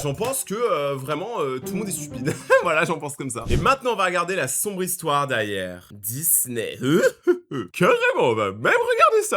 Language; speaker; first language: French; native; French